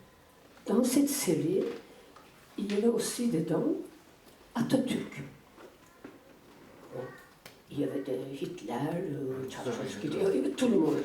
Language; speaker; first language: French; non-native, fluent; Turkish